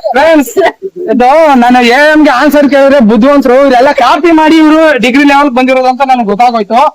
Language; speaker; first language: Kannada; native; Kannada